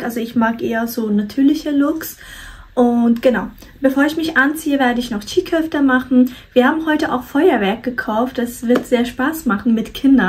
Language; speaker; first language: German; early bilingual, other home language; Turkish